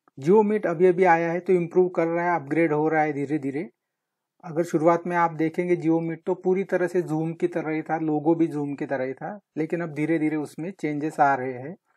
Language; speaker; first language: Hindi; non-native, local second language; Marathi